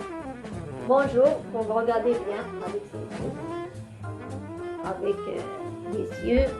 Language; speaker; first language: French; non-native, local second language; Arabic